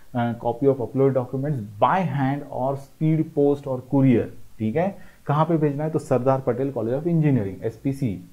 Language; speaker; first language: Hindi; non-native, local second language; Marathi